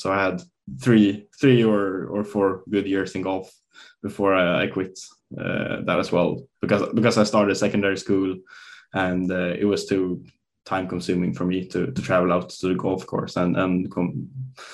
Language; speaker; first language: English; non-native, fluent; Swedish